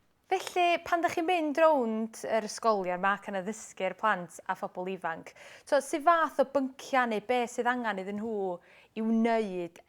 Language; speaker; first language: Welsh; native; Welsh